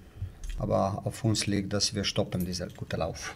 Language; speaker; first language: German; non-native, fluent; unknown